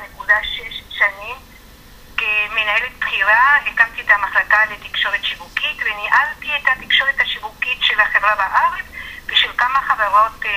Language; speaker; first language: Hebrew; non-native, fluent; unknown